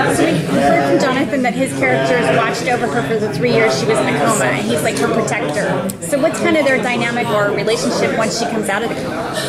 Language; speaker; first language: English; native; English